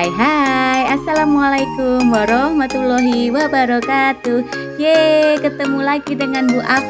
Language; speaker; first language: Indonesian; native; Indonesian